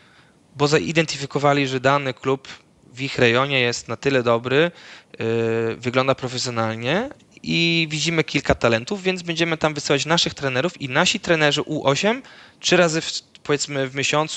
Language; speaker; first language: Polish; early bilingual, other home language; Dutch